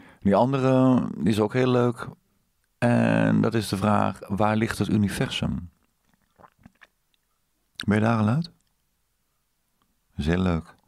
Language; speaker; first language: Dutch; native; Dutch